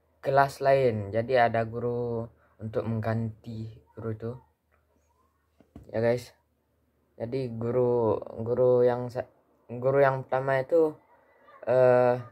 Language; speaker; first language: Indonesian; early bilingual, heritage; Indonesian